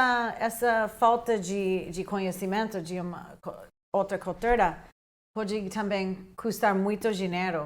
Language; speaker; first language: Portuguese; non-native, fluent; English